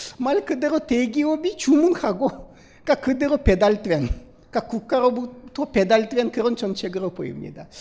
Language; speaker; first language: Korean; non-native, fluent; Russian